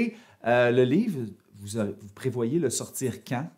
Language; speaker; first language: French; native; French